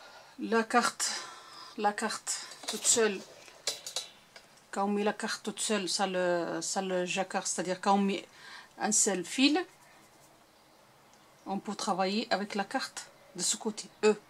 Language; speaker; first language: French; non-native, local second language; Arabic